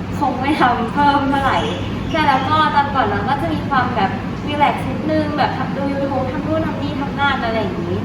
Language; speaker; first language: Thai; native; Thai